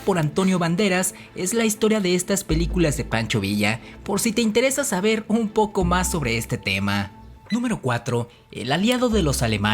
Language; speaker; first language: Spanish; native; Spanish